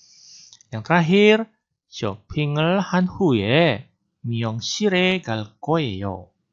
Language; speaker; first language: Korean; non-native, fluent; Indonesian